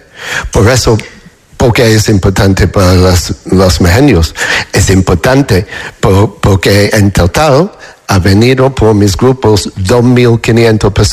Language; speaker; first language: Spanish; non-native, fluent; English